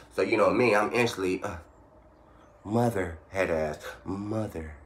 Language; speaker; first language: English; native; English